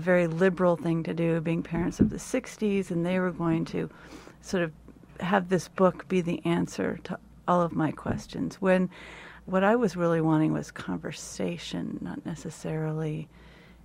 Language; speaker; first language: English; native; English